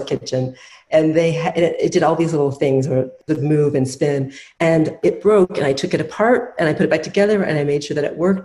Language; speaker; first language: English; native; English